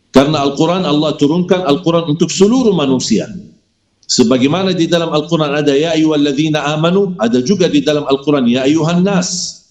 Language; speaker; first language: Malay; non-native, fluent; Arabic